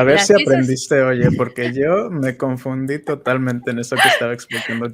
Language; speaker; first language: Spanish; native; Spanish